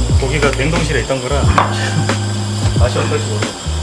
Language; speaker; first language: Korean; native; Korean